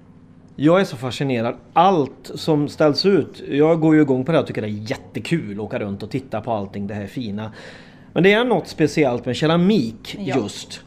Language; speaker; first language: Swedish; native; Swedish